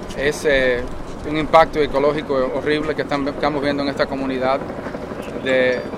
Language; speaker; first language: Spanish; early bilingual, heritage; Spanish